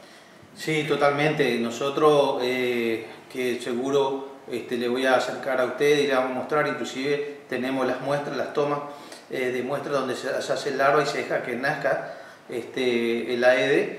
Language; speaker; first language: Spanish; native; Spanish